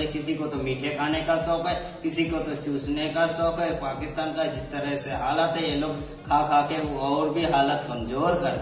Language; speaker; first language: Hindi; native; Hindi